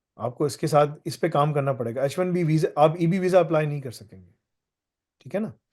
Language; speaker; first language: Urdu; native; Urdu